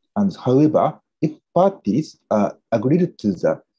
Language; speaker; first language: English; non-native, fluent; Japanese